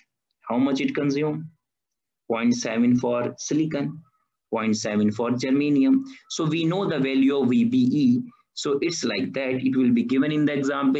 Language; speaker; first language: English; non-native, fluent; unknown